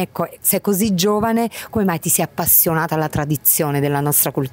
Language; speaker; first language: Italian; native; Italian